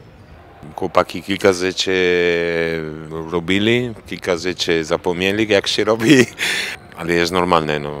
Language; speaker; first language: Polish; non-native, fluent; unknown